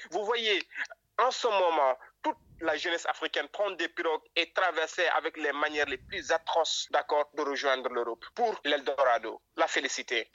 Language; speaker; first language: French; non-native, local second language; Wolof